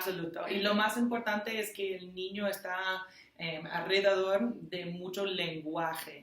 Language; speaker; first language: Spanish; non-native, fluent; English